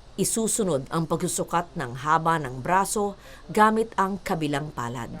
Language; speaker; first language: Filipino; native; Filipino